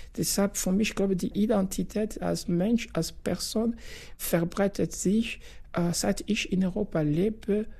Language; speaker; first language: German; non-native, fluent; Luba-Lulua